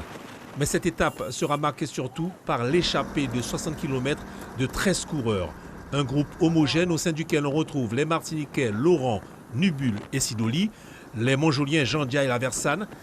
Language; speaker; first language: French; native; French